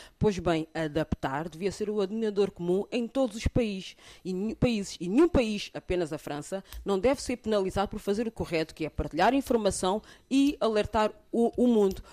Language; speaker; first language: Portuguese; early bilingual, other home language; Kabuverdianu